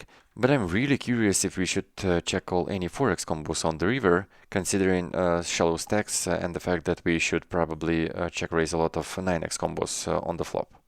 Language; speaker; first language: English; non-native, fluent; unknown